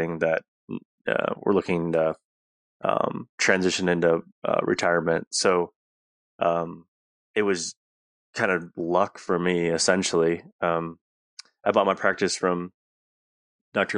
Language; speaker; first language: English; native; English